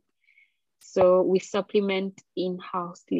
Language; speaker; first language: English; non-native, local second language; Ganda